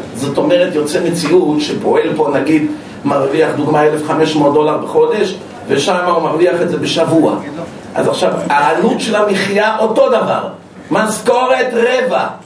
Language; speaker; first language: Hebrew; native; Hebrew